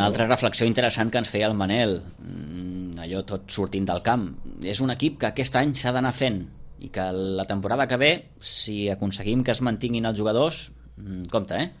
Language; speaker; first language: Catalan; native; Catalan